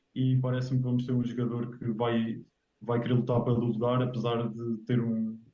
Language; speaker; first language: Portuguese; native; Portuguese